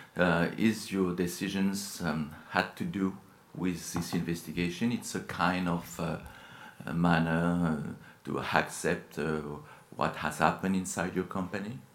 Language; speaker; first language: English; non-native, fluent; French